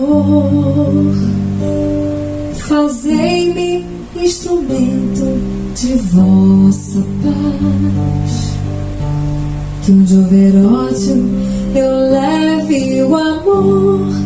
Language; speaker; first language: Portuguese; native; Portuguese